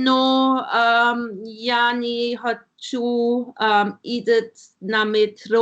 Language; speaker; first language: Russian; non-native, learner; German